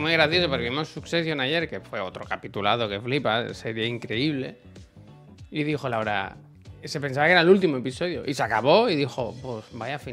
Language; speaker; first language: Spanish; native; Spanish